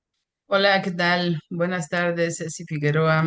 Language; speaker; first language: Spanish; native; Spanish